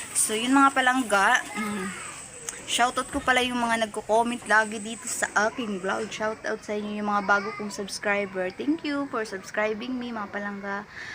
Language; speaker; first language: Filipino; non-native, local second language; Waray